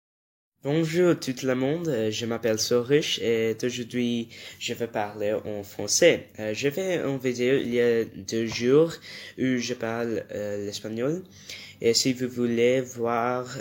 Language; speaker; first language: French; non-native, learner; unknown